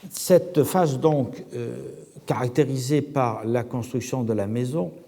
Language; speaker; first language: French; native; French